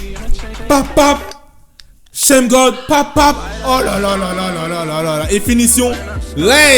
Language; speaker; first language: French; native; French